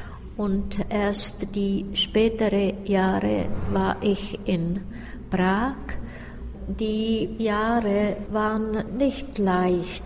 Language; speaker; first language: German; non-native, fluent; Czech